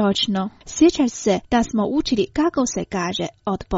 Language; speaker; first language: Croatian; non-native, fluent; Chinese